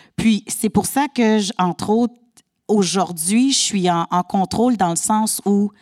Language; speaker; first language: French; native; French